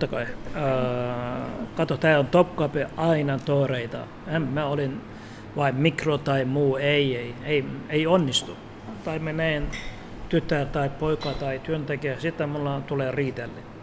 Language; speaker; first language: Finnish; non-native, learner; Turkish